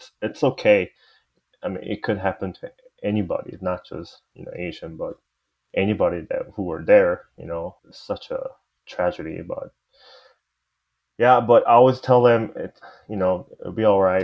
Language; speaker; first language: English; native; English